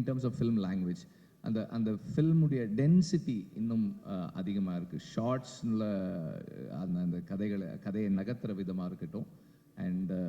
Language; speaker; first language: Tamil; native; Tamil